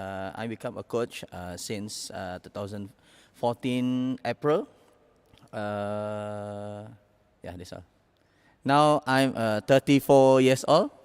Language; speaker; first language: English; non-native, learner; Indonesian